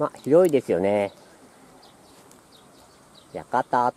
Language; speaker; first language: Japanese; native; Japanese